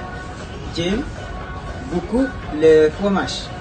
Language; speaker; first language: French; non-native, learner; Malay